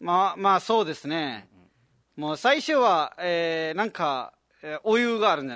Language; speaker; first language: Japanese; non-native, fluent; Nepali